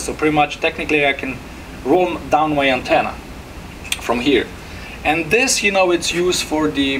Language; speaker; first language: English; non-native, fluent; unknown